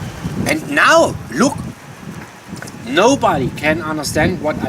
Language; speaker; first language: English; non-native, learner; German